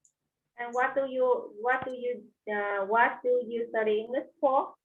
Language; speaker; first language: English; non-native, learner; Vietnamese